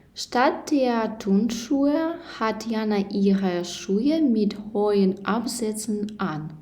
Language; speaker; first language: German; non-native, fluent; Ukrainian